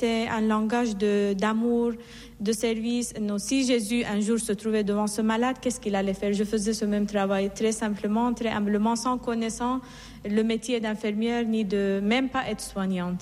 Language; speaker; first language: French; non-native, fluent; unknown